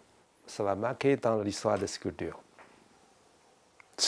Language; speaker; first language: French; non-native, learner; Chinese